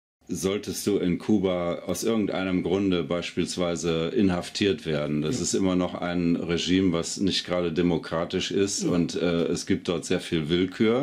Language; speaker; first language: German; native; German